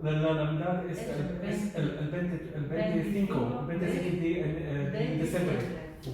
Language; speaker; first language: Spanish; non-native, learner; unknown